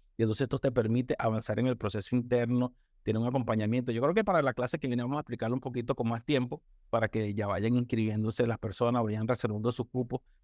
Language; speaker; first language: Spanish; native; Spanish